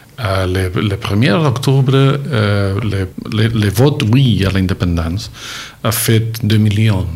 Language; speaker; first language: French; non-native, learner; Catalan